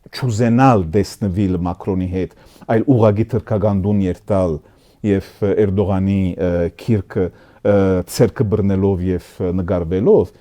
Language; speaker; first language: Armenian; early bilingual, heritage; Armenian